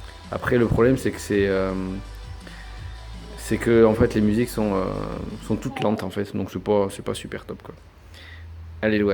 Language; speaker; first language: French; native; French